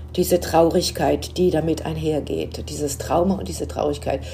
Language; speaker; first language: German; native; German